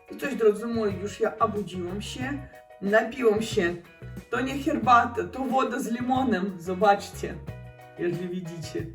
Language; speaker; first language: Polish; non-native, learner; Russian